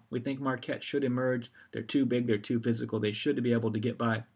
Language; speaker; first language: English; native; English